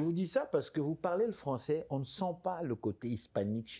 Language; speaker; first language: French; native; French